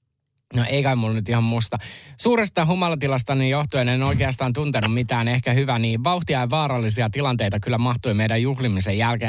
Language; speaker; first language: Finnish; native; Finnish